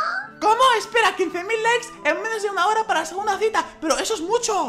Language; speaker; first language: Spanish; native; Spanish